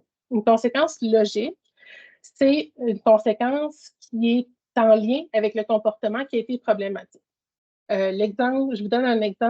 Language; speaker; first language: French; native; French